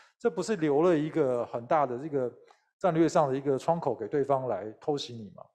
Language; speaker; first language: Chinese; native; Chinese